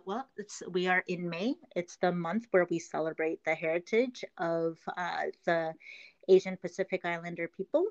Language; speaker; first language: English; early bilingual, other home language; Korean